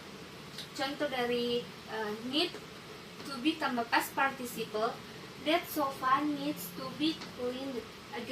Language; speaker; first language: English; non-native, learner; Indonesian